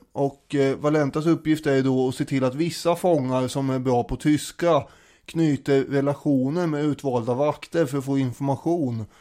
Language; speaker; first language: Swedish; native; Swedish